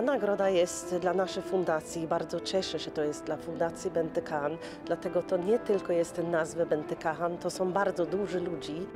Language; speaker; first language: Polish; non-native, learner; Norwegian